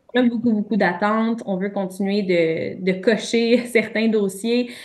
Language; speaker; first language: French; native; French